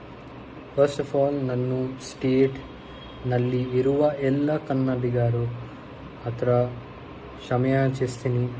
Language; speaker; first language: Kannada; non-native, learner; Hindi